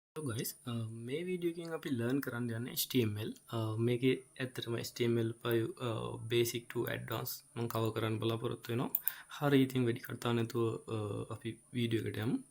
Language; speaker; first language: Sinhala; native; Sinhala